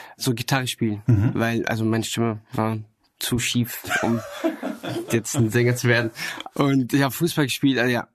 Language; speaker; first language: German; non-native, fluent; Arabic